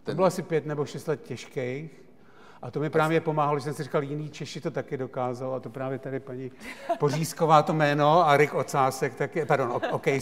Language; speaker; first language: Czech; native; Czech